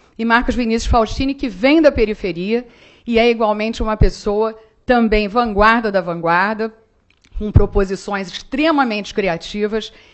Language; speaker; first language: Portuguese; native; Portuguese